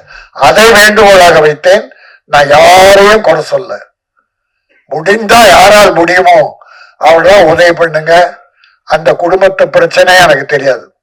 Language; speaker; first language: Tamil; native; Tamil